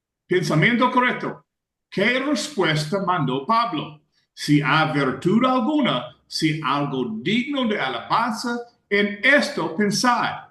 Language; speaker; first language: Spanish; non-native, fluent; English